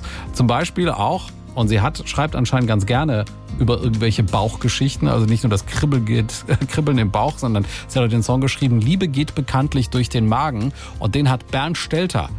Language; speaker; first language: German; native; German